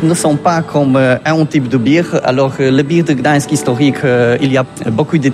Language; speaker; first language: French; non-native, fluent; Polish